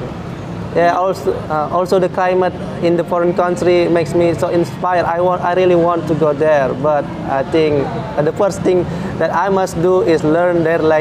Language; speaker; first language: English; non-native, fluent; Indonesian